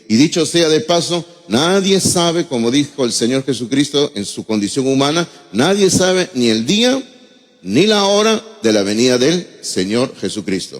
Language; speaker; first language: Spanish; native; Spanish